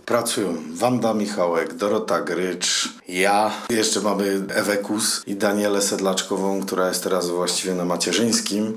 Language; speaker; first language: Polish; native; Polish